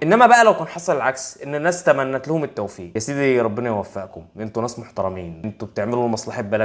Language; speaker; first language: Arabic; native; Arabic